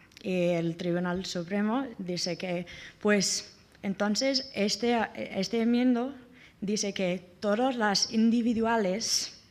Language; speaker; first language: Spanish; non-native, learner; English